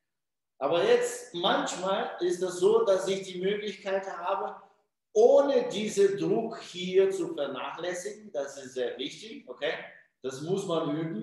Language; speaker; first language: German; non-native, fluent; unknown